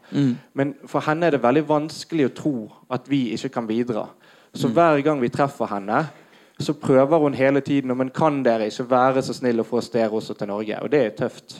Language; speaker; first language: Norwegian; native; Norwegian